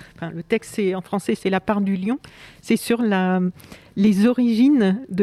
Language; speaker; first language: French; native; French